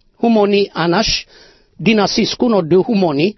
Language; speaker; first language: Swedish; non-native, fluent; Amharic